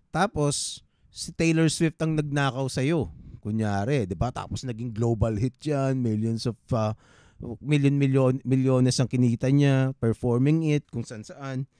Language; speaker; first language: Filipino; native; Filipino